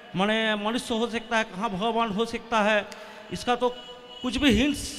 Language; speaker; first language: Hindi; non-native, local second language; Bangla